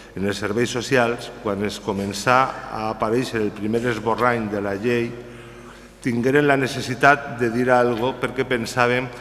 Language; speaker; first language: Catalan; non-native, local second language; Spanish